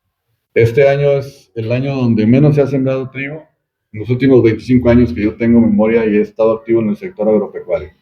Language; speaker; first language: Spanish; native; Spanish